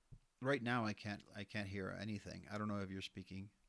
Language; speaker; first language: English; non-native, fluent; Spanish